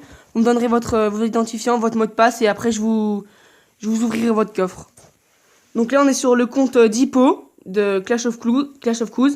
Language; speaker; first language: French; native; French